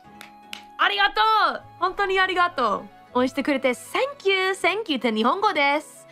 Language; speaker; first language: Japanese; non-native, fluent; English